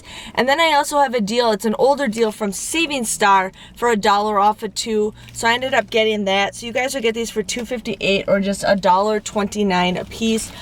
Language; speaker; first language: English; native; English